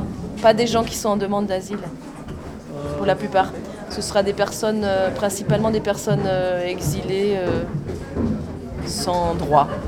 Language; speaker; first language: French; native; French